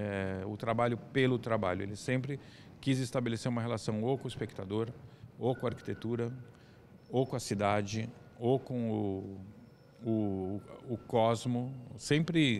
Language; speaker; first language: Portuguese; native; Portuguese